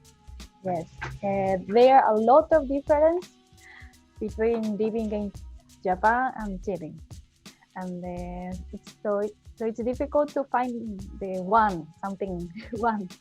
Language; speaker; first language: English; non-native, fluent; Japanese